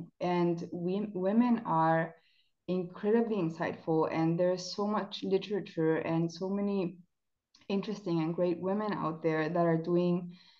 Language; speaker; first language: English; non-native, fluent; Spanish